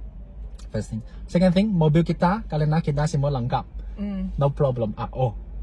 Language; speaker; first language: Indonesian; non-native, learner; Chinese